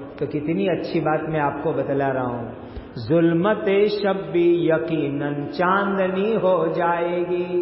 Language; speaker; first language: Urdu; non-native, local second language; Gujarati